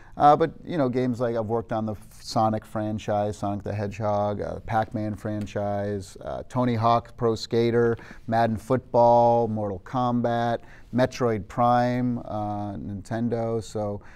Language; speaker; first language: English; native; English